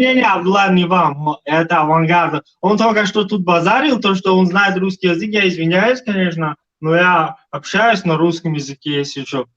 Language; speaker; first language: Russian; non-native, local second language; Tajik